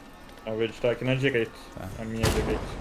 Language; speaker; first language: Portuguese; native; Portuguese